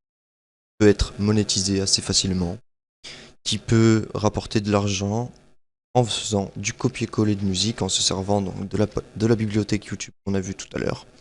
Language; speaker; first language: French; native; French